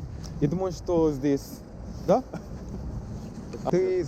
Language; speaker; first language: Russian; non-native, learner; English